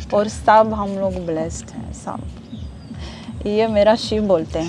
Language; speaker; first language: Hindi; non-native, learner; Hebrew